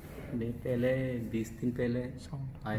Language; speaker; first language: Hindi; non-native, local second language; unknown